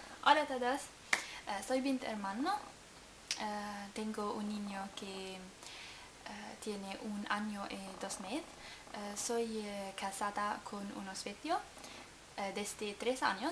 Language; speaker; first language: Spanish; non-native, learner; English